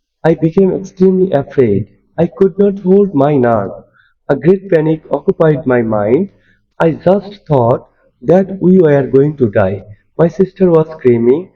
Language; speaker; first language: English; non-native, local second language; Bangla